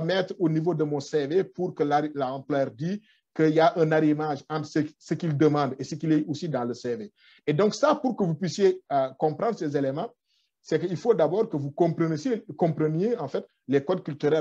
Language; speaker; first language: French; non-native, local second language; Wolof